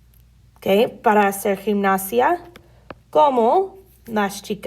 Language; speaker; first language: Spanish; non-native, fluent; English